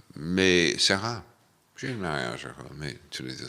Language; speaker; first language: French; non-native, fluent; English